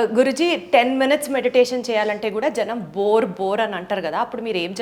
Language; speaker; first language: Telugu; native; Telugu